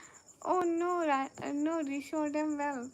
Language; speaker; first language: English; non-native, learner; Urdu